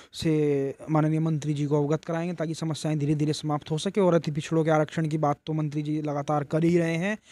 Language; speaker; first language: Hindi; native; Hindi